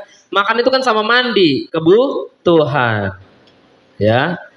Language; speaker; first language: Indonesian; native; Indonesian